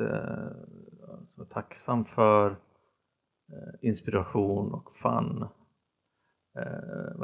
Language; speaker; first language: Swedish; native; Swedish